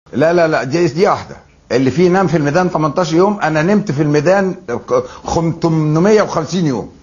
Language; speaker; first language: Arabic; native; Arabic